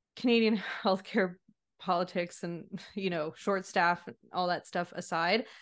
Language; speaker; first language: English; native; English